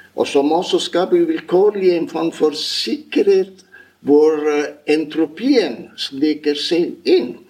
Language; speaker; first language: Norwegian; non-native, fluent; Italian